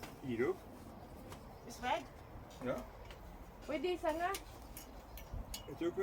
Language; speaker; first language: Dutch; non-native, learner; Cebuano